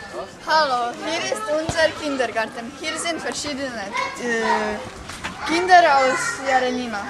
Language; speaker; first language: German; non-native, learner; Slovenian